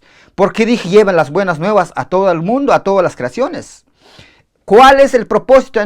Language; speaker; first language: Spanish; native; Spanish